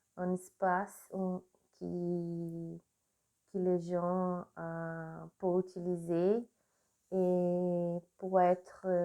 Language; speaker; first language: French; non-native, learner; Portuguese